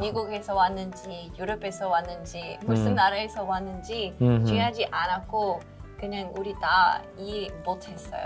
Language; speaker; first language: Korean; non-native, fluent; English